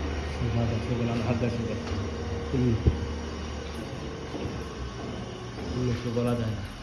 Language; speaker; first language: Arabic; non-native, learner; Bangla